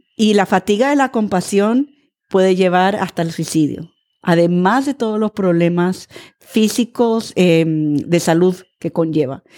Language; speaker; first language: Spanish; early bilingual, other home language; English